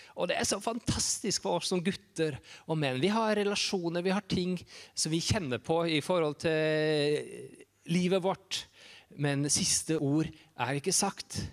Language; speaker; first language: Norwegian; native; Norwegian